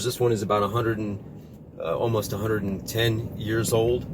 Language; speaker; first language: English; native; English